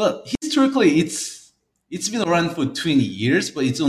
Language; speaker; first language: English; early bilingual, other home language; Korean